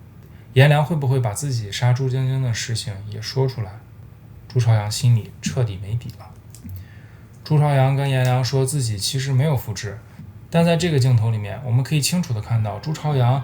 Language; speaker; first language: Chinese; native; Chinese